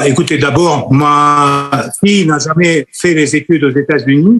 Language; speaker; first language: French; non-native, fluent; Russian